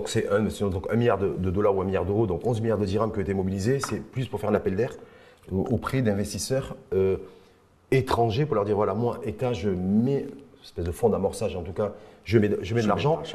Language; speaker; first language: French; non-native, local second language; Arabic